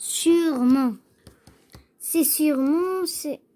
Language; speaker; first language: French; non-native, local second language; Arabic